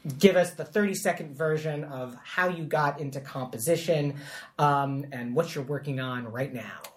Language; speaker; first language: English; native; English